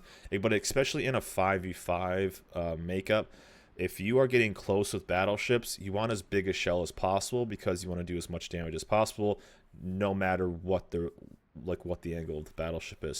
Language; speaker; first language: English; native; English